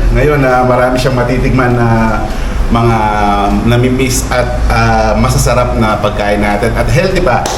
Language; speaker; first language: Filipino; native; Filipino